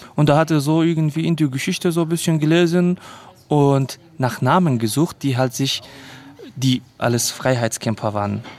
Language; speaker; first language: German; early bilingual, other home language; Kurdish